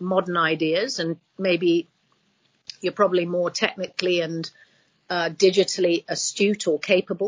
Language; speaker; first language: English; native; English